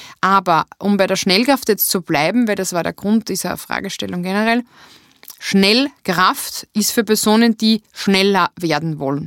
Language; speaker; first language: German; native; German